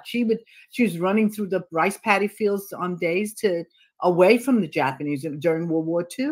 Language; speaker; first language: English; native; English